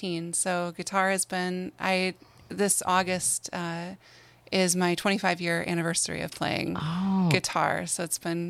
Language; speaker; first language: English; native; English